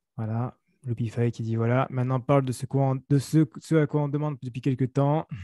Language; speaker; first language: French; native; French